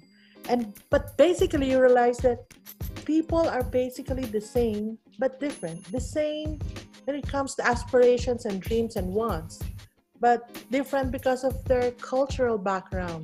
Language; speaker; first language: English; non-native, local second language; Filipino